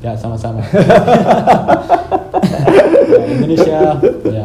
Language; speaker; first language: Indonesian; non-native, fluent; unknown